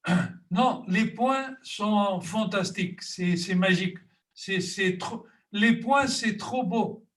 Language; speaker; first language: French; non-native, fluent; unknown